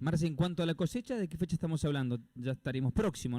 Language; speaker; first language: Spanish; native; Spanish